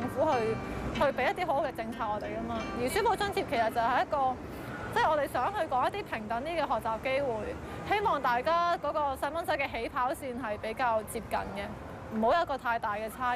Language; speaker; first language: Chinese; non-native, local second language; Cantonese